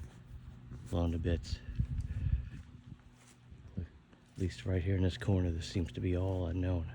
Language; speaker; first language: English; native; English